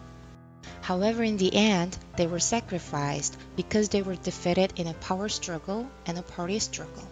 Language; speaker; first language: English; non-native, fluent; Korean